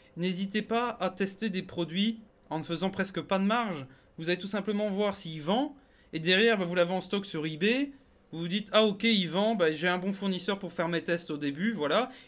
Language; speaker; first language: French; native; French